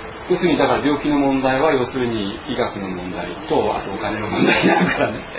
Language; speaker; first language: Japanese; native; Japanese